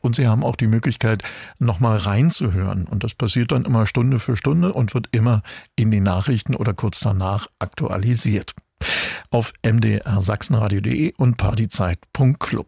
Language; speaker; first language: German; native; German